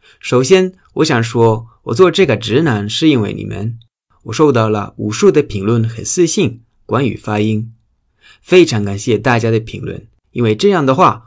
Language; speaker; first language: Chinese; non-native, fluent; Spanish